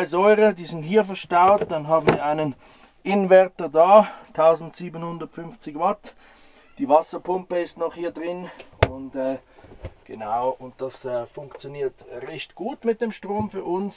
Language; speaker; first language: German; native; German